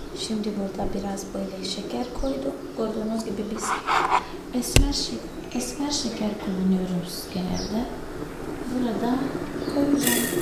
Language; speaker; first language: Turkish; non-native, fluent; Portuguese